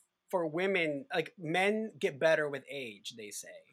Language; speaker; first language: English; non-native, fluent; Spanish